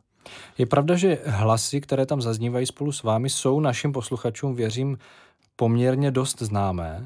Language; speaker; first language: Czech; native; Czech